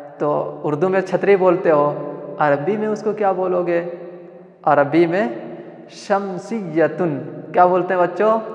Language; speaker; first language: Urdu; non-native, local second language; Malayalam